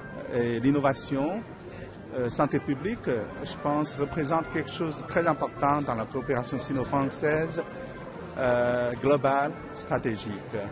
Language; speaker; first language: French; non-native, fluent; Chinese